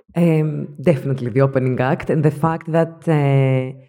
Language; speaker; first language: English; non-native, fluent; Greek